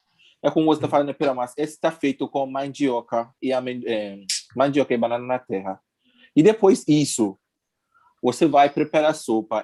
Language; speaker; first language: Portuguese; non-native, learner; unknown